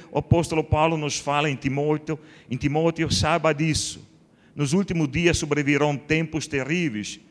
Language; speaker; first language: Portuguese; non-native, fluent; Italian